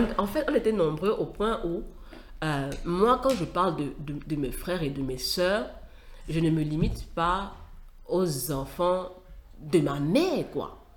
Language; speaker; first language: French; native; French